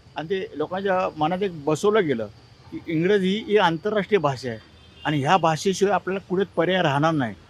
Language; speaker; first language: Marathi; native; Marathi